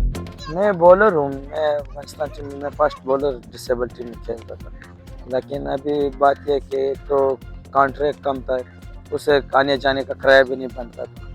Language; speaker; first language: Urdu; early bilingual, other home language; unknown